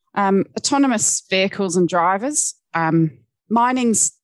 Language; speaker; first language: English; native; English